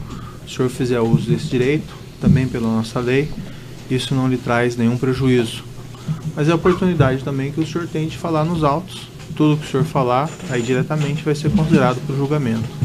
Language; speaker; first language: Portuguese; native; Portuguese